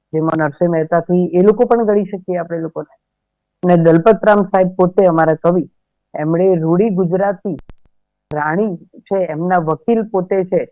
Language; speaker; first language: Gujarati; native; Gujarati